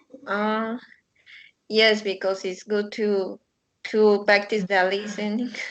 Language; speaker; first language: English; non-native, learner; Spanish